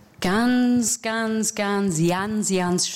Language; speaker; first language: German; non-native, learner; English